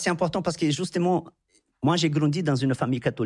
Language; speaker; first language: French; non-native, fluent; Portuguese